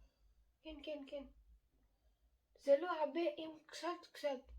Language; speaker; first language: Hebrew; non-native, learner; Gujarati